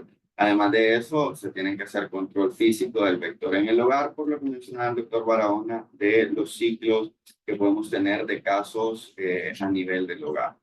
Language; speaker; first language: Spanish; native; Spanish